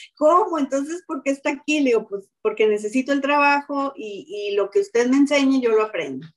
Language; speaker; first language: Spanish; native; Spanish